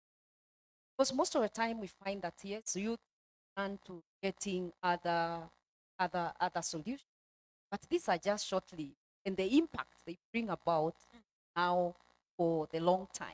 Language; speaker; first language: English; non-native, local second language; Swahili